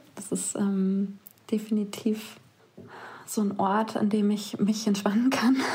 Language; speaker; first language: German; native; German